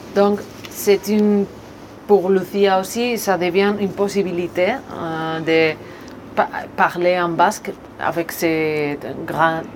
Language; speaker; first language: French; non-native, learner; Spanish